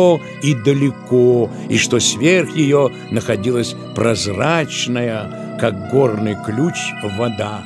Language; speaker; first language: Russian; native; Russian